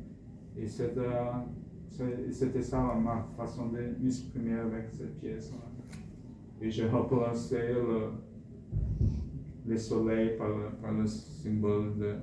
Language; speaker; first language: French; non-native, fluent; Portuguese